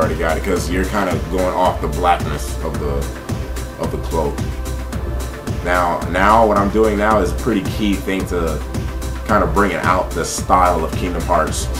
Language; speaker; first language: English; native; English